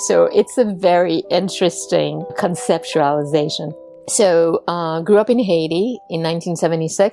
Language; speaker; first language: English; non-native, fluent; French